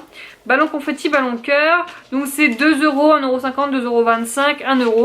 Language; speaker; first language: French; native; French